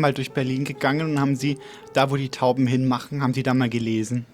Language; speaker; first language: German; native; German